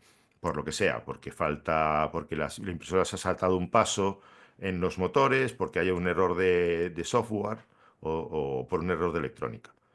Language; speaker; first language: Spanish; native; Spanish